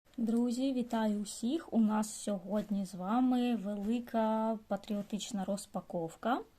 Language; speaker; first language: Ukrainian; non-native, local second language; Russian